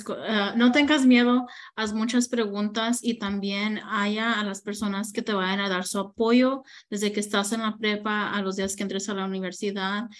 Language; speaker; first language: Spanish; early bilingual, heritage; Spanish